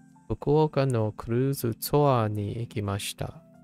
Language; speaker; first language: Japanese; non-native, learner; English